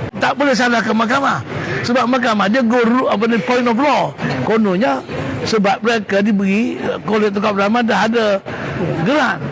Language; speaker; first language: Malay; native; Malay